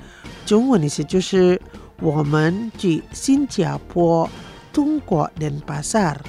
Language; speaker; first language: Chinese; non-native, fluent; Indonesian